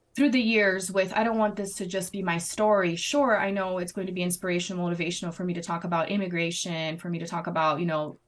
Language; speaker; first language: English; non-native, fluent; Portuguese